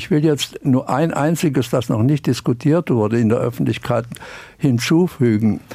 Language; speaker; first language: German; native; German